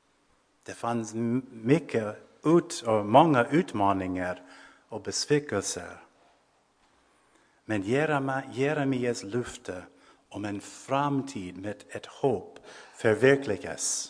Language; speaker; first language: Swedish; non-native, fluent; English